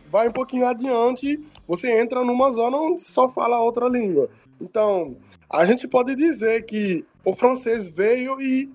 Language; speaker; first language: Portuguese; non-native, fluent; Yoruba